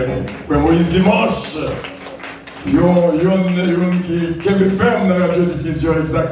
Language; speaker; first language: French; non-native, local second language; Haitian Creole